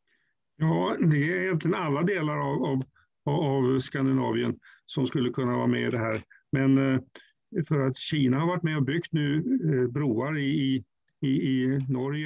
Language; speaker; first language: Swedish; native; Swedish